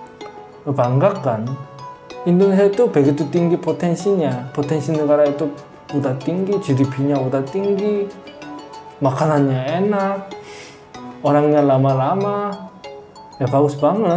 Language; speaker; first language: Indonesian; non-native, fluent; Korean